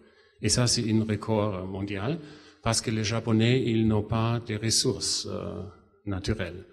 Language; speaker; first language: French; non-native, fluent; German